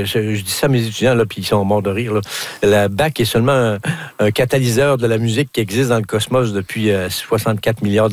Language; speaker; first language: French; native; French